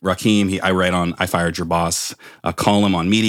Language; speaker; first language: English; native; English